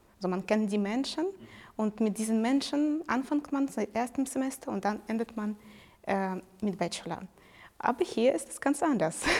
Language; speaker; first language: German; non-native, fluent; Ukrainian